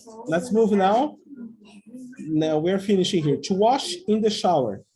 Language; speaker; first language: English; non-native, fluent; Portuguese